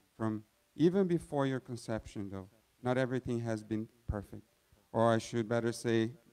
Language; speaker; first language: English; non-native, fluent; Portuguese